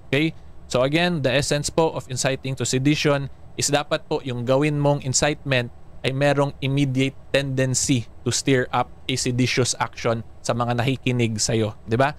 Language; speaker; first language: Filipino; non-native, local second language; Cebuano